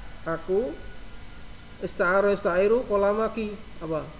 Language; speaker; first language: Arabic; non-native, fluent; Indonesian